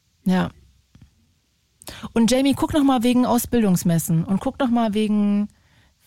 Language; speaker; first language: German; native; German